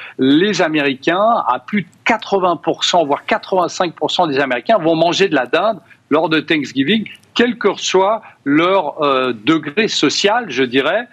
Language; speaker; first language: French; native; French